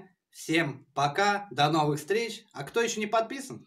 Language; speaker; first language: Russian; native; Russian